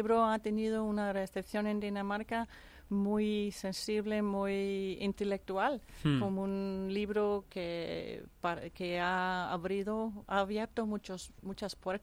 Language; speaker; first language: Spanish; non-native, fluent; Danish